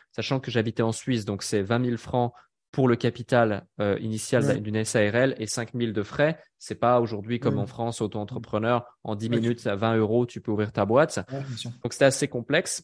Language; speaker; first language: French; native; French